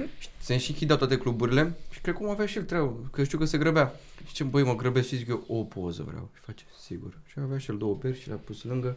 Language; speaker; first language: Romanian; native; Romanian